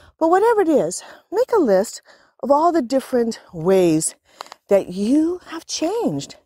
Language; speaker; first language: English; native; English